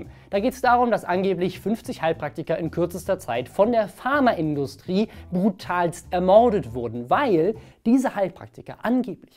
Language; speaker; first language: German; native; German